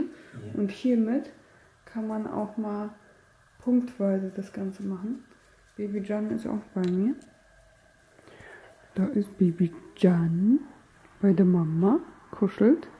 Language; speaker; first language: German; native; German